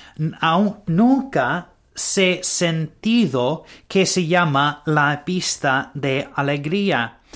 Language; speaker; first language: Spanish; non-native, learner; English